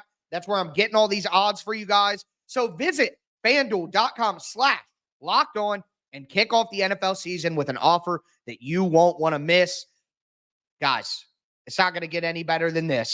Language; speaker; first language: English; native; English